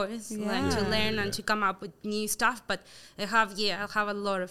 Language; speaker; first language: English; non-native, fluent; Spanish